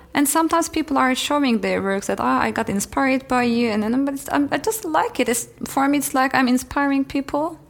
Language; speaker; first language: English; non-native, fluent; Turkish